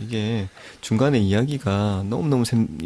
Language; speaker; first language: Korean; native; Korean